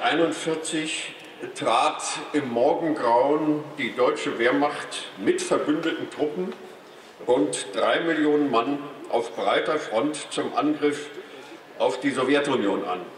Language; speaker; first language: German; native; German